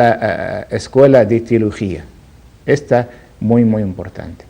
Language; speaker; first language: Spanish; non-native, learner; Arabic